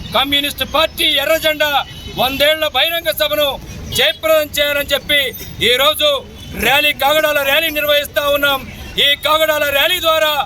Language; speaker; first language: Telugu; native; Telugu